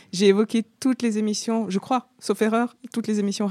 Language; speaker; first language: French; native; French